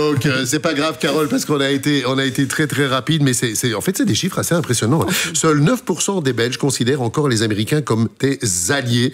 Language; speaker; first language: French; native; French